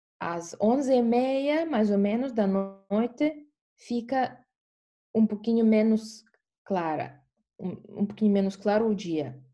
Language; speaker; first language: Portuguese; non-native, fluent; Estonian